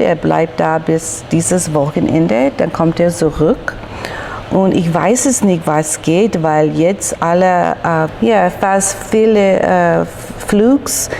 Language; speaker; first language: German; non-native, learner; English